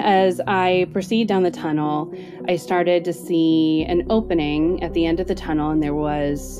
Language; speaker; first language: English; native; English